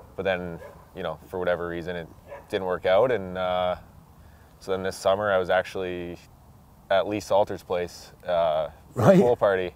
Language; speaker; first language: English; native; English